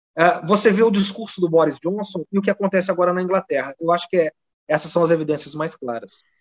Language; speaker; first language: Portuguese; native; Portuguese